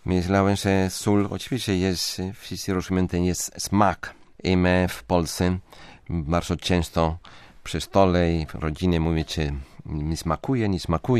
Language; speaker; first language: Polish; non-native, fluent; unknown